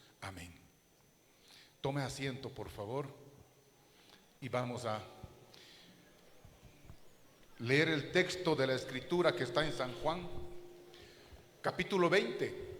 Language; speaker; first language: Spanish; native; Spanish